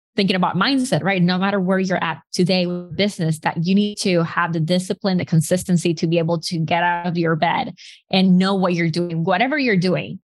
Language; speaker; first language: English; non-native, fluent; Spanish